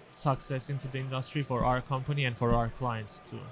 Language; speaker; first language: English; non-native, fluent; Turkish